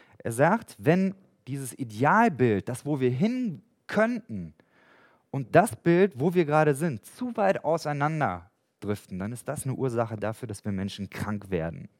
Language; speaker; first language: German; native; German